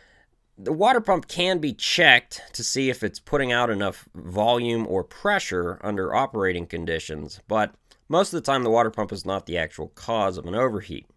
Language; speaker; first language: English; native; English